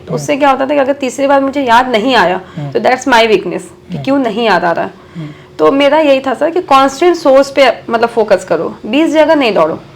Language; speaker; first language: Hindi; native; Hindi